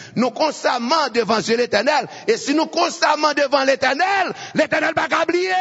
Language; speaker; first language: French; non-native, local second language; Haitian Creole